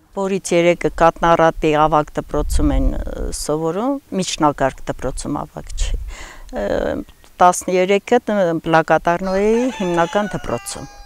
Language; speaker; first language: Armenian; native; Armenian